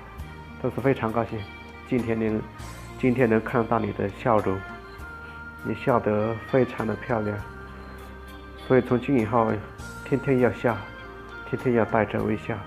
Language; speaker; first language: Chinese; non-native, fluent; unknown